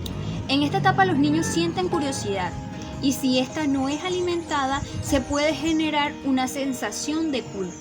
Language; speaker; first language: Spanish; native; Spanish